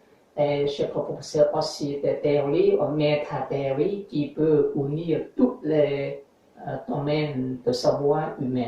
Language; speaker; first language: French; non-native, fluent; English